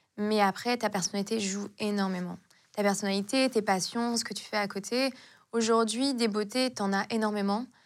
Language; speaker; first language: French; non-native, local second language; Arabic